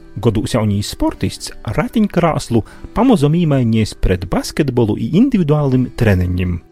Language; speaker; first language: Latvian; native; Latvian